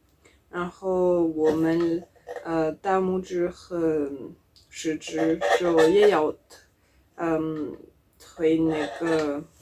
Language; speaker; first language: Chinese; non-native, learner; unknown